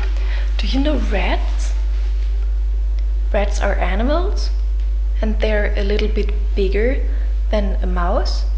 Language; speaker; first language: English; non-native, fluent; German